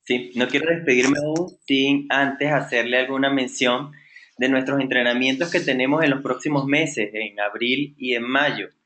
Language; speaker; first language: Spanish; native; Spanish